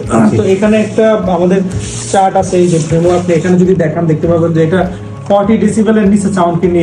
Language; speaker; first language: Bangla; native; Bangla